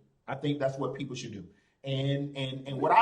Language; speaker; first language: English; native; English